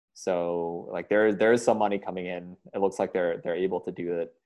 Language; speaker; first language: English; early bilingual, other home language; Indonesian